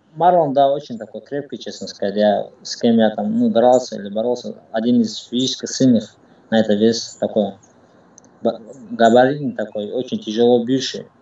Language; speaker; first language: Russian; non-native, local second language; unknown